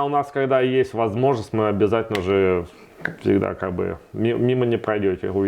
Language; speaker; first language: Russian; native; Russian